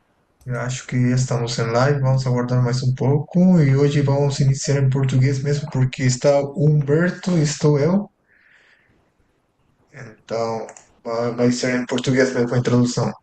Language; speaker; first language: Portuguese; non-native, fluent; Spanish